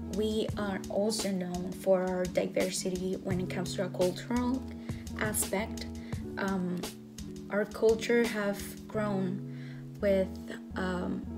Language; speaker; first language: English; non-native, fluent; Spanish